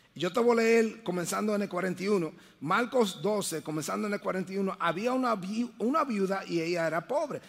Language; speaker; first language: Spanish; early bilingual, heritage; Spanish